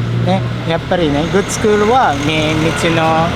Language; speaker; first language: Japanese; non-native, fluent; Indonesian